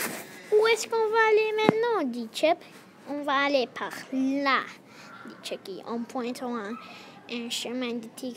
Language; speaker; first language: French; non-native, learner; English